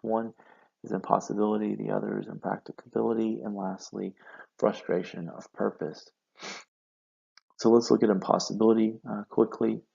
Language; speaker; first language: English; native; English